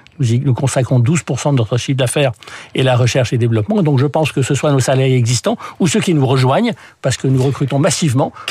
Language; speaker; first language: French; early bilingual, other home language; English